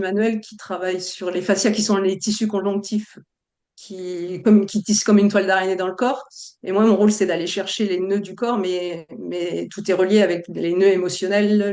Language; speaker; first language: French; native; French